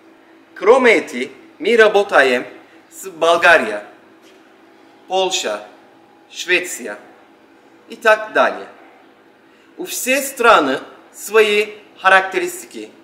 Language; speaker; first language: Russian; non-native, learner; Turkish